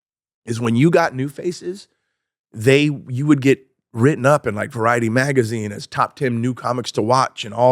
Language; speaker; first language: English; native; English